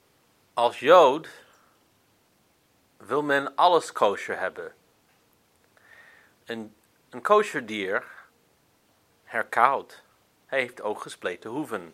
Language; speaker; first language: Dutch; non-native, fluent; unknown